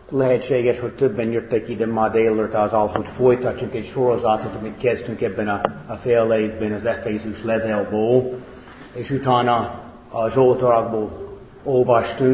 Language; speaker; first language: Hungarian; non-native, fluent; English